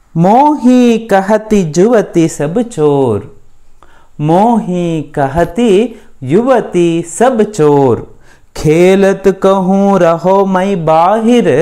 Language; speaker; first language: Hindi; non-native, local second language; Kannada